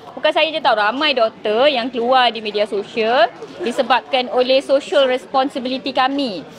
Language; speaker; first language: Malay; non-native, local second language; Tamil